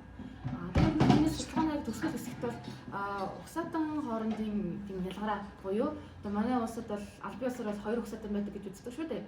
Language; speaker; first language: Mongolian; native; Mongolian